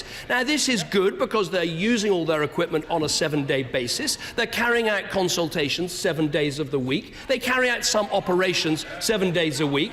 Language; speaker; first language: English; native; English